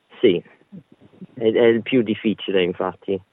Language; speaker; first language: Italian; early bilingual, heritage; Italian